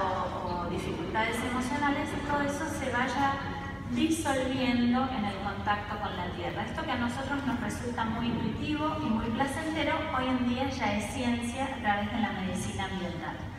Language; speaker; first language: Spanish; native; Spanish